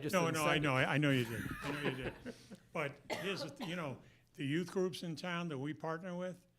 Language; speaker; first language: English; native; English